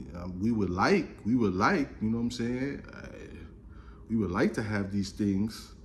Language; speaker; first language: English; native; English